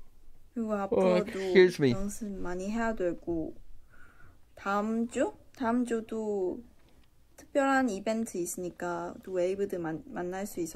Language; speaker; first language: Korean; non-native, learner; Chinese